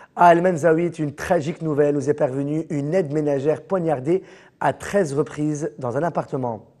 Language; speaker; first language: French; non-native, local second language; Arabic